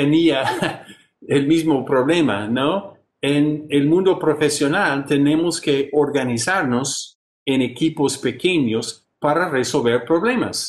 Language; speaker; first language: Spanish; non-native, fluent; English